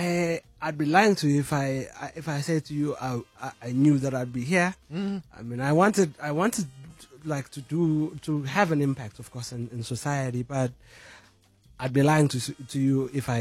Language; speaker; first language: English; non-native, local second language; Zulu